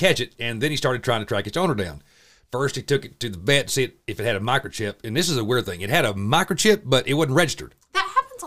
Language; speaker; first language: English; native; English